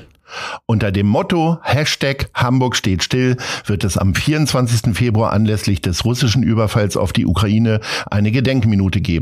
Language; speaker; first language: German; native; German